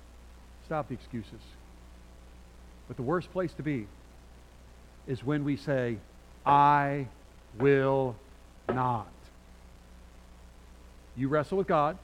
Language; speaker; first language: English; native; English